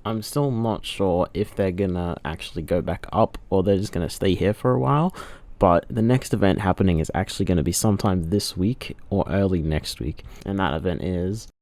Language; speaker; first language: English; native; English